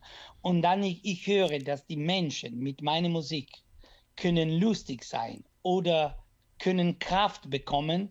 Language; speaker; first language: German; non-native, fluent; Italian